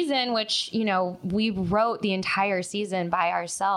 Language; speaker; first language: English; native; English